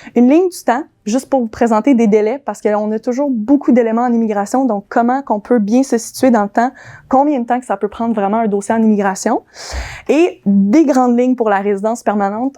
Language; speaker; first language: French; early bilingual, other home language; English